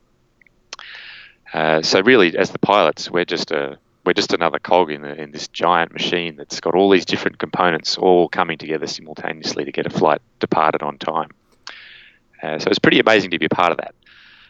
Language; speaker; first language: English; native; English